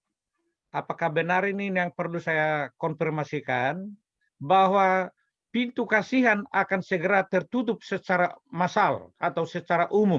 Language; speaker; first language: Indonesian; native; Indonesian